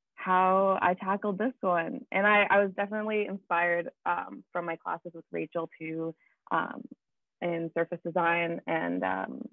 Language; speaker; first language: English; native; English